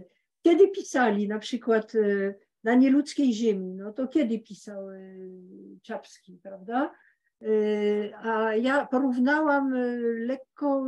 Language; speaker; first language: Polish; early bilingual, heritage; Polish